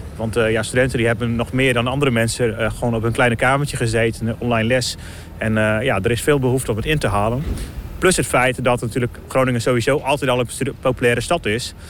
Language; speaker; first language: Dutch; native; Dutch